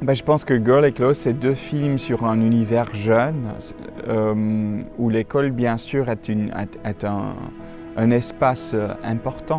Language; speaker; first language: French; non-native, local second language; Dutch